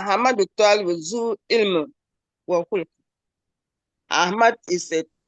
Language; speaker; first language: Arabic; non-native, learner; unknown